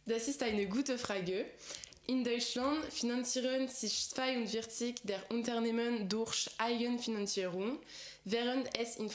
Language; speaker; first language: German; non-native, fluent; French